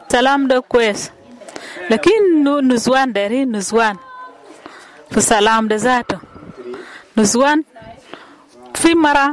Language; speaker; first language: Arabic; non-native, local second language; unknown